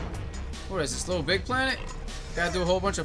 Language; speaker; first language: English; native; English